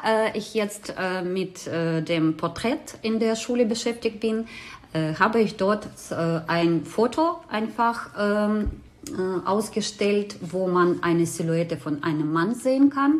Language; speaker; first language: German; non-native, learner; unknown